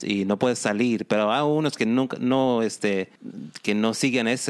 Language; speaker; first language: Spanish; non-native, learner; English